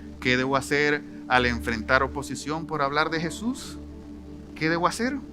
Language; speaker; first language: Spanish; native; Spanish